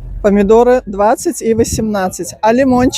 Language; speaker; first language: Russian; native; Russian